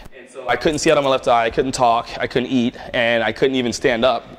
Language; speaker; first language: English; native; English